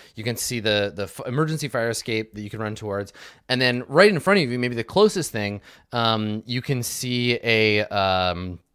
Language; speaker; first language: English; native; English